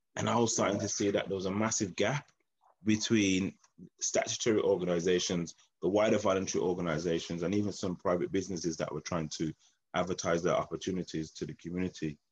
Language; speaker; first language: English; native; English